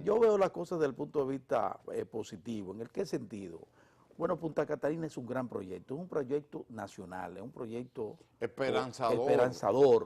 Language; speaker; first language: Spanish; native; Spanish